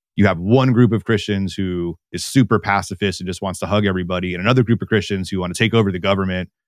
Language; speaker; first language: English; native; English